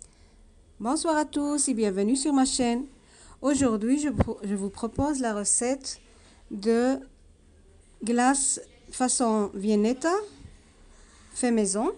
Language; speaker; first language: French; non-native, learner; Arabic